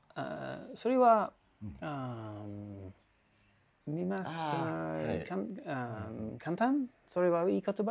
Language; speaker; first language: Japanese; non-native, learner; English